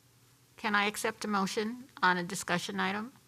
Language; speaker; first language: English; native; English